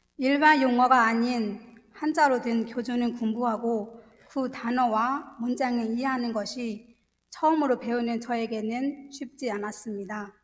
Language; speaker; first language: Korean; non-native, fluent; Burmese